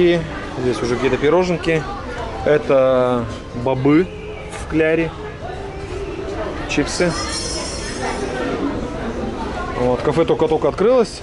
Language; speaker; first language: Russian; native; Russian